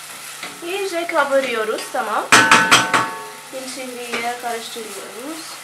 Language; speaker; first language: Turkish; non-native, learner; Arabic